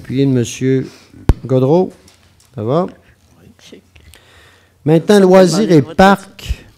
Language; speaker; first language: French; native; French